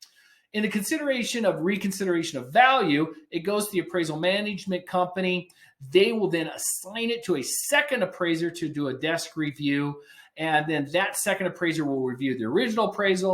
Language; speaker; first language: English; native; English